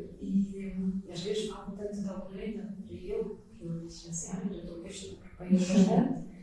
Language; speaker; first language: Portuguese; non-native, fluent; Russian